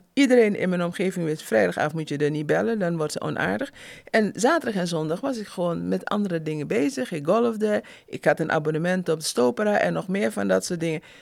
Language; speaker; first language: Dutch; native; Dutch